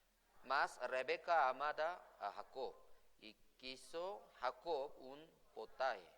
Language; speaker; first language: Spanish; non-native, fluent; Korean